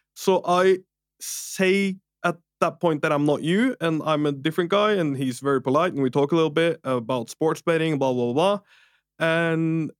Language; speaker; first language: English; non-native, fluent; Norwegian